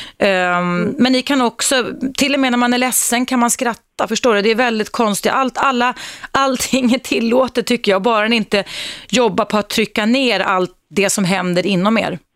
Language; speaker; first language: Swedish; native; Swedish